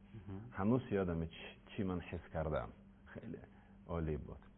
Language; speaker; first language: Persian; non-native, learner; Russian